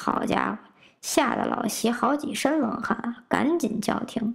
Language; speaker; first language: Chinese; native; Chinese